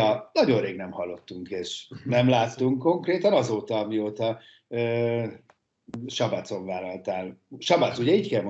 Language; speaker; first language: Hungarian; native; Hungarian